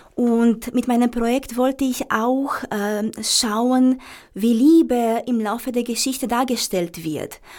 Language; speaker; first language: German; non-native, fluent; Romanian